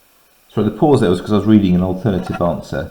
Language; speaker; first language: English; native; English